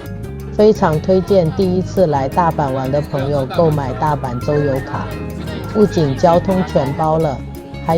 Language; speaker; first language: Chinese; native; Chinese